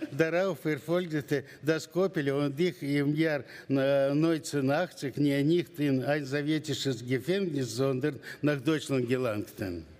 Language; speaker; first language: German; non-native, learner; Russian